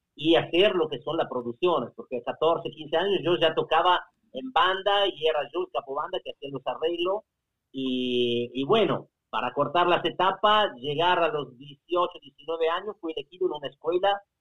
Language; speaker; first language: Spanish; non-native, fluent; Italian